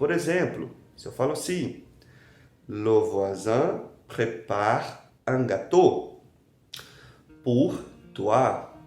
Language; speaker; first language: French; non-native, fluent; Portuguese